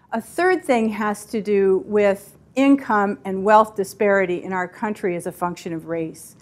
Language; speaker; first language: English; native; English